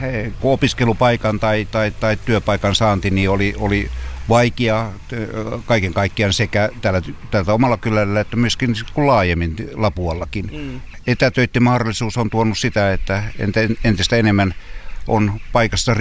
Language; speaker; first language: Finnish; native; Finnish